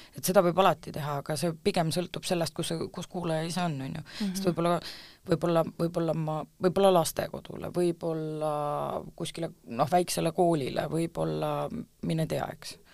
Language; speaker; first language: Estonian; native; Estonian